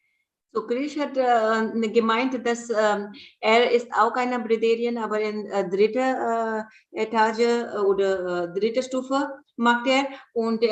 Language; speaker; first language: German; non-native, fluent; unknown